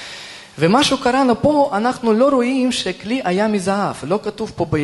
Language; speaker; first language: Hebrew; non-native, fluent; Russian